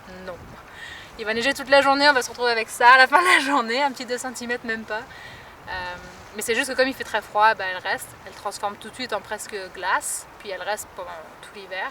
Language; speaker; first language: French; native; French